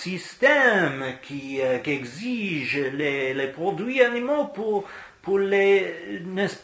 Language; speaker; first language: French; non-native, learner; English